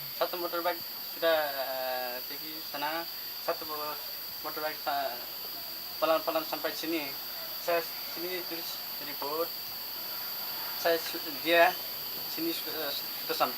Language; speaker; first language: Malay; non-native, learner; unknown